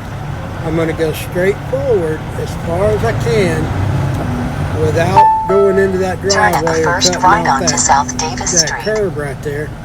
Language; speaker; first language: English; native; English